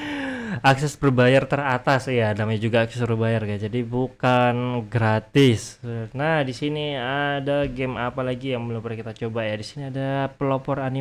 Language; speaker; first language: Indonesian; native; Indonesian